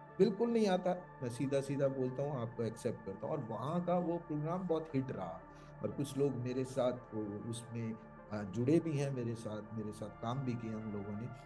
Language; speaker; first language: Hindi; non-native, local second language; Malayalam